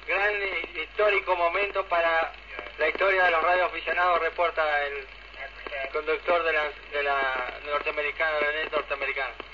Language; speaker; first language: Spanish; native; Spanish